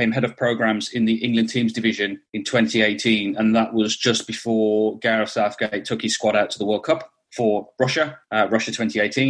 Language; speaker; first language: English; native; English